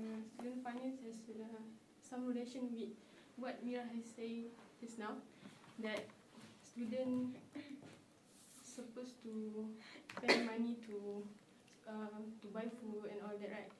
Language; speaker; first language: English; non-native, local second language; Malay